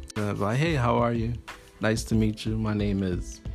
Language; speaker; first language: English; early bilingual, other home language; Haitian Creole